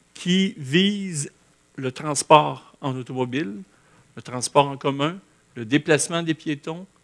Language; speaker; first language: French; native; French